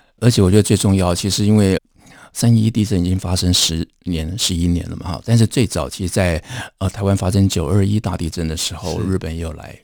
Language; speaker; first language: Chinese; native; Chinese